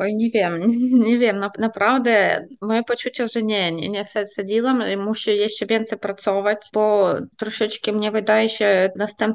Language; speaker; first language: Polish; non-native, fluent; Ukrainian